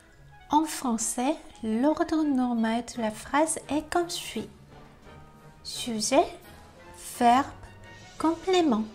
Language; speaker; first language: French; non-native, fluent; Korean